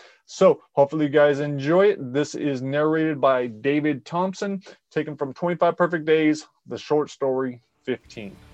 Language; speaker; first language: English; native; English